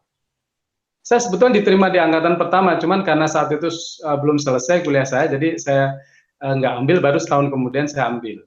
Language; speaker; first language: Indonesian; native; Indonesian